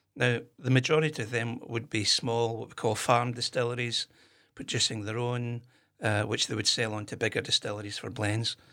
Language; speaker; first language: English; native; English